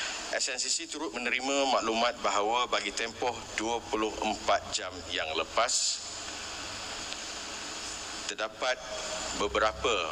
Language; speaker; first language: Malay; native; Malay